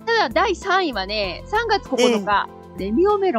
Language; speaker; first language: Japanese; native; Japanese